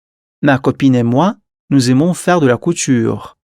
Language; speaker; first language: French; non-native, fluent; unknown